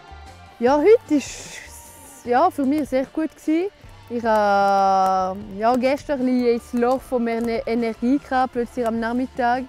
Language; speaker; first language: German; non-native, local second language; French